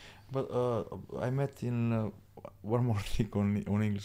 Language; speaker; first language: English; non-native, learner; Serbian